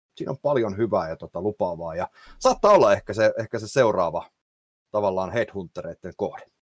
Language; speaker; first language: Finnish; native; Finnish